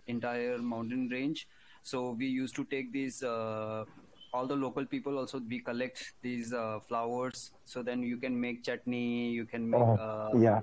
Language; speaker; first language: English; non-native, local second language; Hindi